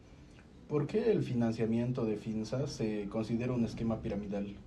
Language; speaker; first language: Spanish; native; Spanish